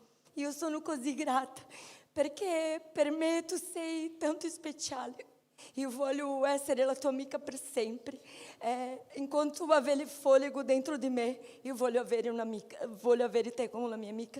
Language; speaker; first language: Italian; non-native, fluent; Portuguese